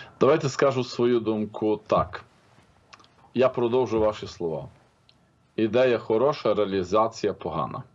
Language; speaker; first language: Ukrainian; native; Ukrainian